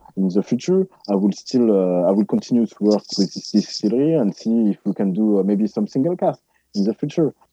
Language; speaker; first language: English; non-native, fluent; French